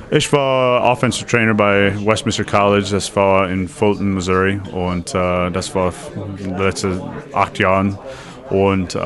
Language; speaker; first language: German; non-native, learner; English